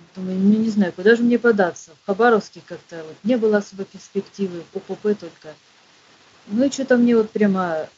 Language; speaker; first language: Russian; native; Russian